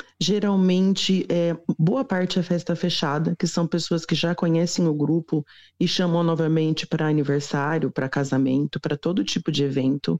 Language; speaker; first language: Portuguese; native; Portuguese